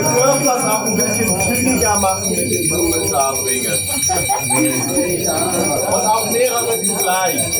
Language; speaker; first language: German; native; German